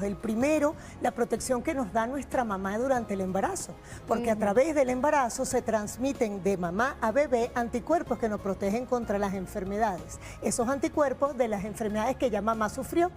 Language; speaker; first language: Spanish; native; Spanish